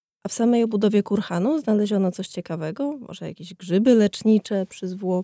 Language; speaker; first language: Polish; native; Polish